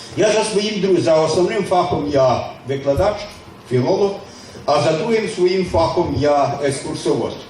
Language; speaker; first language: Ukrainian; native; Ukrainian